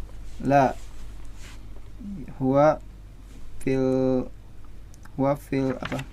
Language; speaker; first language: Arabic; non-native, learner; Indonesian